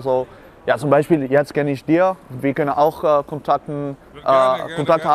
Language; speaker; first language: German; non-native, learner; Dutch